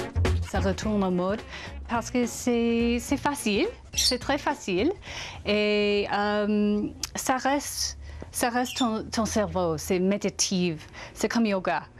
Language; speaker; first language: French; non-native, fluent; English